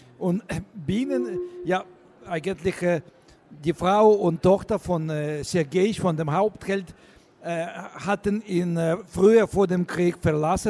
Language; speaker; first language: German; non-native, learner; Russian